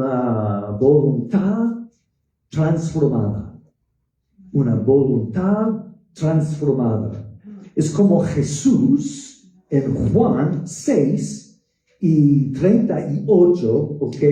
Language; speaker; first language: Spanish; non-native, fluent; English